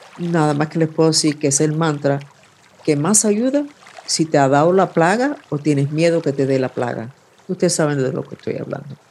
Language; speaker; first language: Spanish; non-native, fluent; English